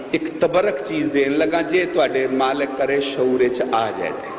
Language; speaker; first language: Urdu; non-native, local second language; Punjabi